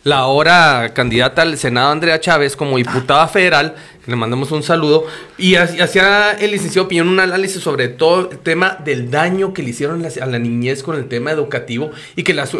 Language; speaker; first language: Spanish; native; Spanish